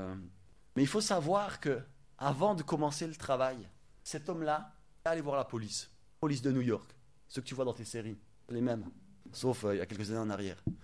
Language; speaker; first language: French; native; French